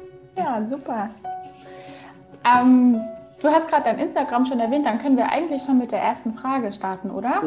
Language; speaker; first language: German; native; German